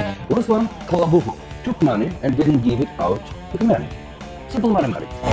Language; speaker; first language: English; non-native, fluent; Polish